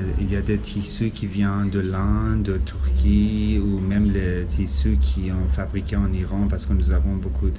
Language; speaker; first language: French; non-native, learner; Persian